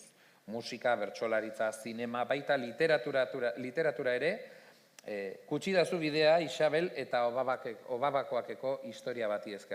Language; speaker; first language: Basque; native; Basque